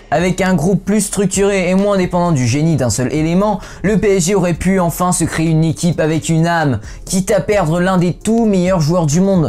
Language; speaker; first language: French; native; French